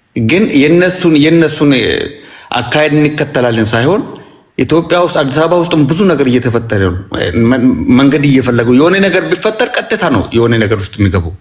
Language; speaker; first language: Amharic; native; Amharic